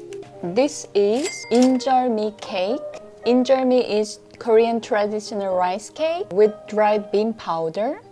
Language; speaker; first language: English; non-native, fluent; Korean